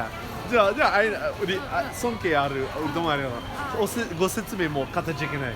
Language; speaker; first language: Japanese; non-native, learner; English